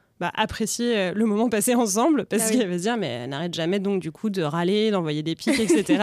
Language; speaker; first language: French; native; French